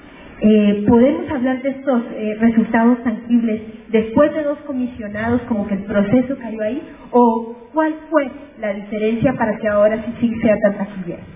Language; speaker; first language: Spanish; native; Spanish